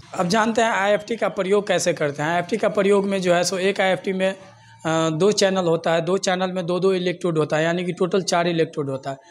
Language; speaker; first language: Hindi; native; Hindi